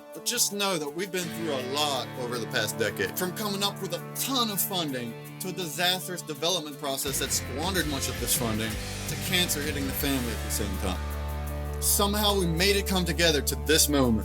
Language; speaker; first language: English; native; English